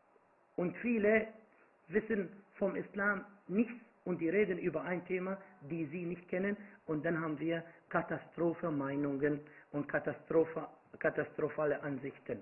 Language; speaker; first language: German; non-native, fluent; Arabic